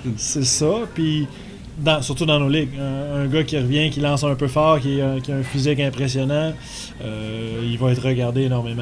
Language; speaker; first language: French; native; French